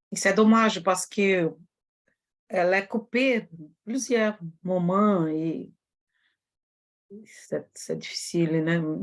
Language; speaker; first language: French; non-native, fluent; Portuguese